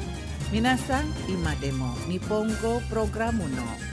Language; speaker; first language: Japanese; non-native, fluent; Indonesian